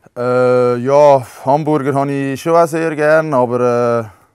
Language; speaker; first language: German; native; German